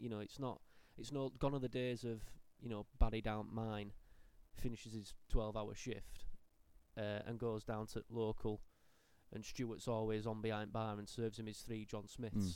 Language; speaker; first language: English; native; English